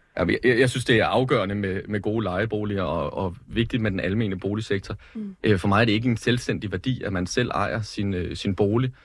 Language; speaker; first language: Danish; native; Danish